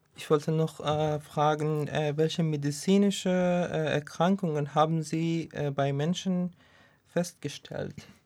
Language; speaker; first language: German; non-native, learner; Persian